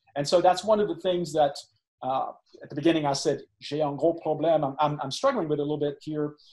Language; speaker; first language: English; native; English